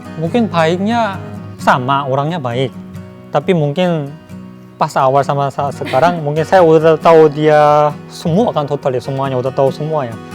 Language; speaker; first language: Indonesian; non-native, fluent; Korean